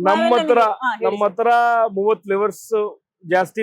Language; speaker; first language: Kannada; non-native, learner; Telugu